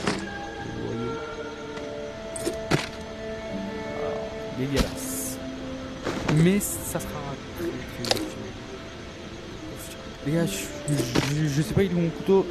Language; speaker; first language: French; native; French